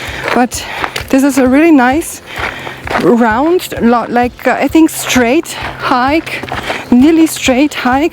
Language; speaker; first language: English; non-native, learner; German